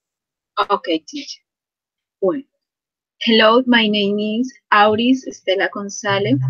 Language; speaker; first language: English; non-native, learner; Spanish